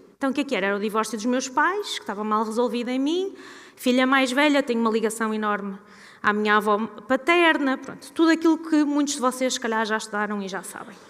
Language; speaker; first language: Portuguese; native; Portuguese